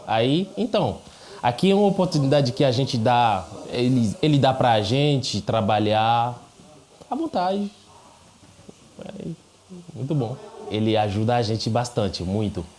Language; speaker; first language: Portuguese; non-native, fluent; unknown